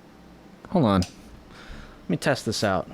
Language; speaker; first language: English; native; English